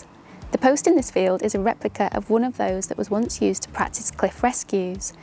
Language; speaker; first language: English; native; English